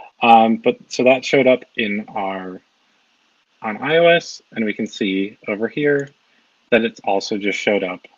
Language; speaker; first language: English; native; English